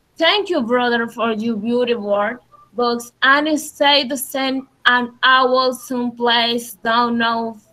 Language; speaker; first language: English; non-native, learner; Spanish